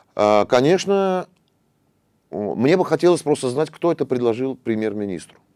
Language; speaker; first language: Russian; non-native, local second language; Armenian